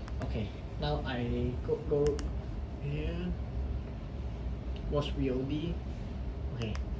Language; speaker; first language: English; non-native, local second language; Chinese